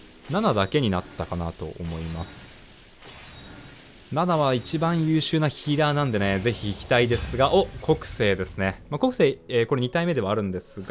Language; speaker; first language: Japanese; native; Japanese